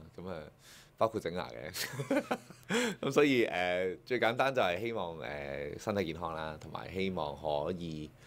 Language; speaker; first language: Cantonese; native; Cantonese